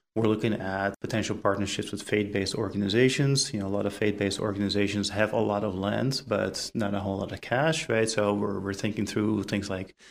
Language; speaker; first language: English; non-native, fluent; Dutch